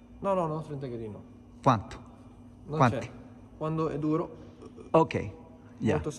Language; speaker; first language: Spanish; non-native, learner; Italian